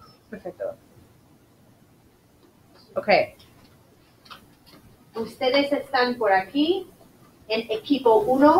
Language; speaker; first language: Spanish; non-native, fluent; English